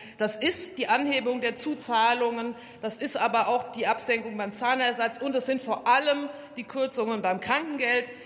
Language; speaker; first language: German; native; German